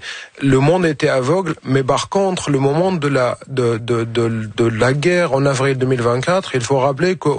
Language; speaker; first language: French; non-native, fluent; Arabic